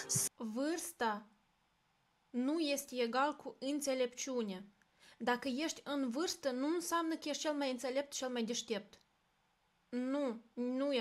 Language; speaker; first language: Romanian; native; Romanian